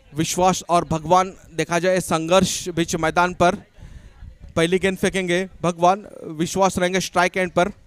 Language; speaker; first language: Hindi; non-native, local second language; Marathi